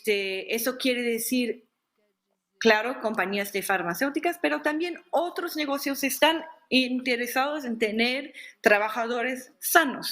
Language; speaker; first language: Spanish; non-native, fluent; English